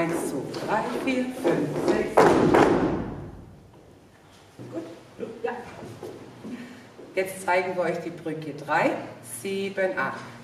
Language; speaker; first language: German; native; German